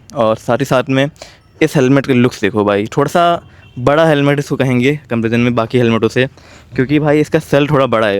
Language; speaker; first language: Hindi; native; Hindi